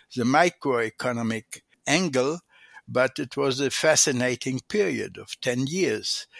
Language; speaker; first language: English; non-native, fluent; Hebrew